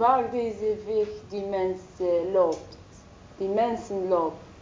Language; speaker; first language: Dutch; non-native, learner; Arabic